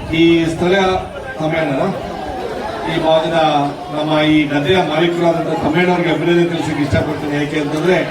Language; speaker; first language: Kannada; native; Kannada